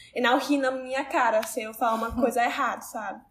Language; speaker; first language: Portuguese; non-native, learner; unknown